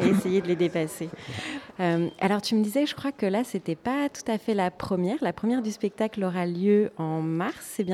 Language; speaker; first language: French; native; French